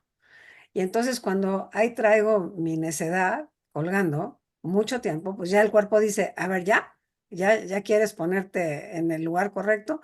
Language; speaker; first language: Spanish; native; Spanish